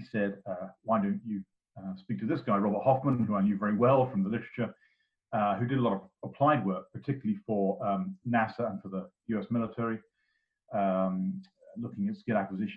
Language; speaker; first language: English; native; English